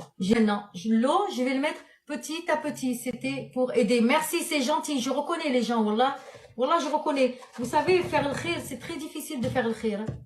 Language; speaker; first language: French; non-native, local second language; Arabic